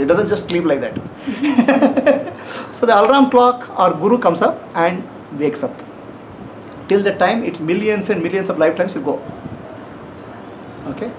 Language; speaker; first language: English; non-native, local second language; Kannada